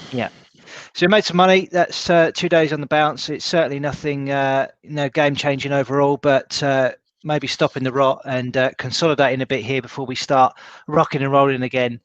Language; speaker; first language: English; native; English